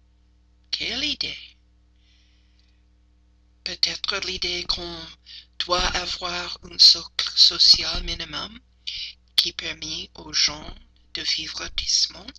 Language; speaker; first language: French; non-native, learner; English